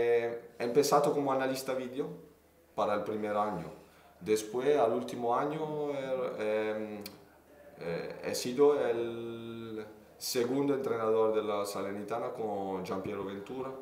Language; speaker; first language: Spanish; non-native, fluent; Italian